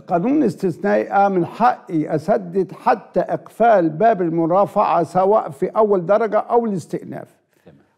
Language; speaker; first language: Arabic; native; Arabic